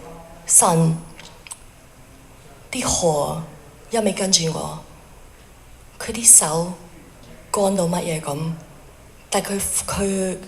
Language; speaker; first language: Cantonese; early bilingual, heritage; Cantonese